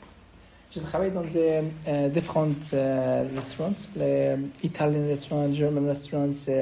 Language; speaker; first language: French; non-native, learner; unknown